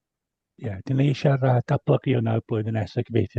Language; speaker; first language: Welsh; non-native, fluent; English